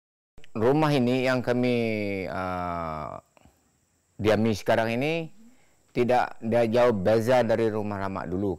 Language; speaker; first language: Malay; non-native, local second language; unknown